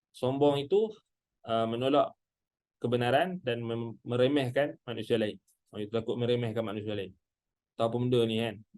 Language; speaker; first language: Malay; native; Malay